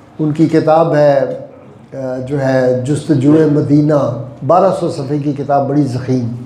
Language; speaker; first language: Urdu; non-native, local second language; Punjabi